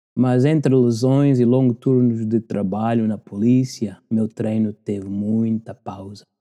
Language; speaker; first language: Portuguese; native; Portuguese